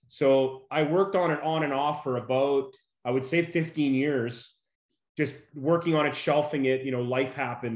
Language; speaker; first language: English; native; English